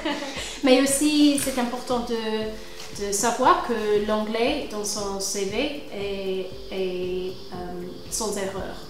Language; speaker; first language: French; non-native, fluent; English